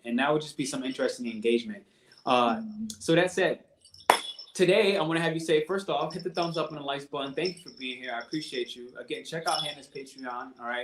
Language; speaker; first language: English; native; English